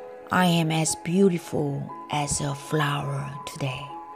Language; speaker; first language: English; non-native, fluent; Korean